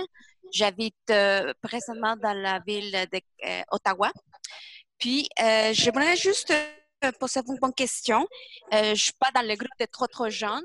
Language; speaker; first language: French; non-native, fluent; Spanish